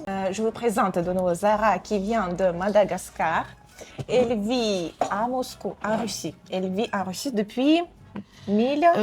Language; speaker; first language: French; non-native, fluent; Russian